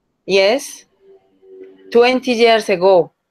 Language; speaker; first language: English; non-native, learner; Spanish